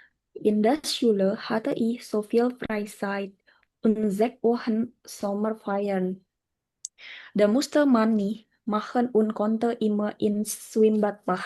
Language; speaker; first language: German; non-native, learner; Indonesian